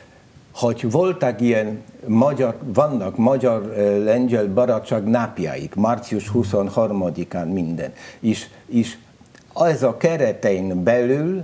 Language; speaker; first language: Hungarian; non-native, learner; Polish